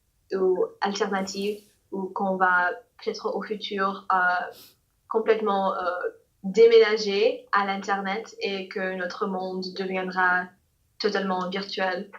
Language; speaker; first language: French; non-native, learner; English